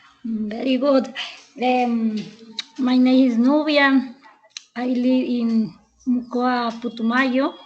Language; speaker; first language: English; non-native, learner; Spanish